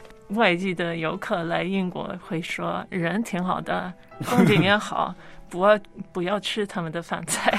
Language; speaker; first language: Chinese; non-native, fluent; English